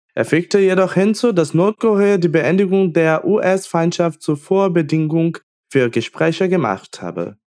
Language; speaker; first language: German; non-native, fluent; Portuguese